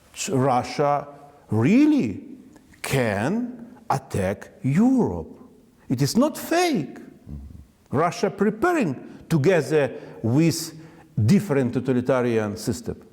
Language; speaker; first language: English; non-native, learner; Ukrainian